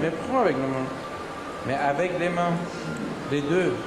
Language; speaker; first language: French; non-native, fluent; Spanish